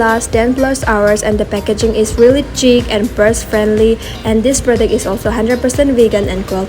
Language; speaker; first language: English; non-native, local second language; Manipuri